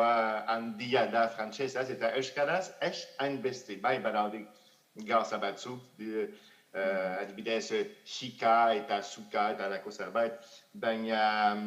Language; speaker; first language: Basque; non-native, fluent; French